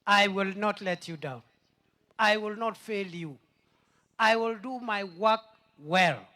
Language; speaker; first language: English; non-native, local second language; Swahili